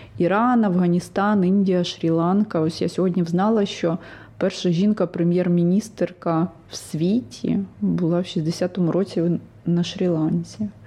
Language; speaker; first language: Ukrainian; non-native, local second language; Russian